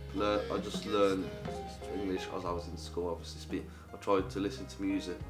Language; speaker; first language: English; early bilingual, other home language; Polish